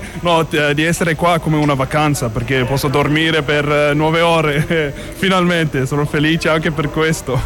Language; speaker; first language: Italian; non-native, learner; English